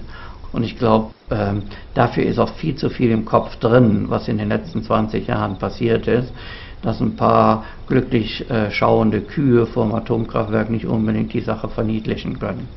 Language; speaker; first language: German; native; German